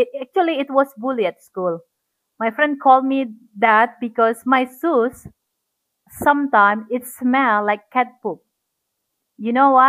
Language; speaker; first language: English; non-native, fluent; Indonesian